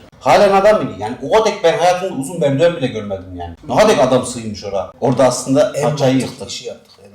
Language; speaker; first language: Turkish; early bilingual, heritage; Turkish